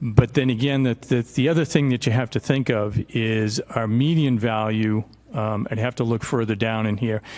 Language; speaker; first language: English; native; English